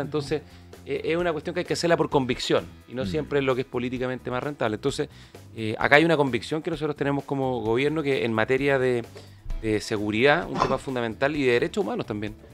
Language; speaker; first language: Spanish; native; Spanish